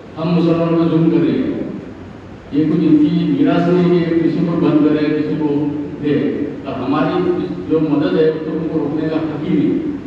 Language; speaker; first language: Hindi; native; Hindi